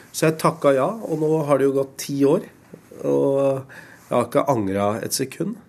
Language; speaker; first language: Norwegian; early bilingual, other home language; Urdu